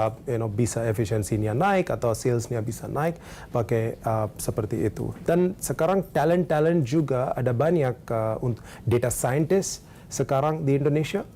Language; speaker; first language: Indonesian; non-native, learner; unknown